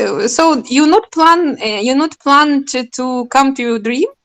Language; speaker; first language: English; non-native, learner; Russian